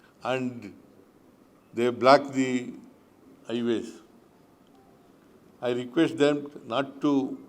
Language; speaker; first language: English; non-native, local second language; Kannada